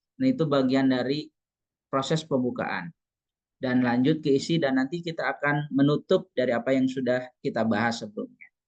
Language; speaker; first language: Indonesian; non-native, local second language; Sundanese